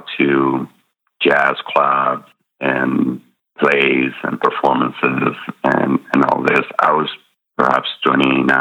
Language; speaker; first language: English; non-native, fluent; Spanish